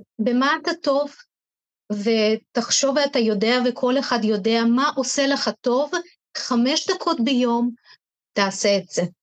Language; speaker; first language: Hebrew; native; Hebrew